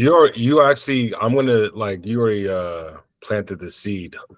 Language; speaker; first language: English; native; English